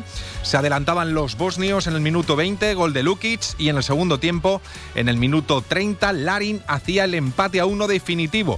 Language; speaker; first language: Spanish; native; Spanish